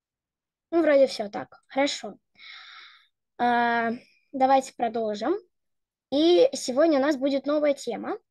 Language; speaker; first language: Russian; native; Russian